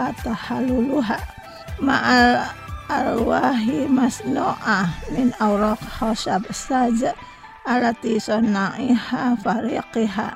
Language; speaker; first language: Arabic; non-native, fluent; Indonesian